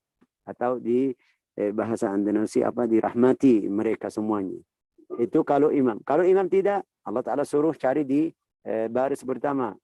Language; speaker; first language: Indonesian; non-native, fluent; Arabic